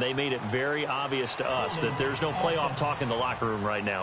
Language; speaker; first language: English; native; English